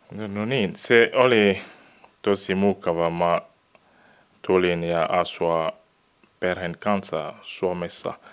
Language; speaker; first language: Finnish; non-native, learner; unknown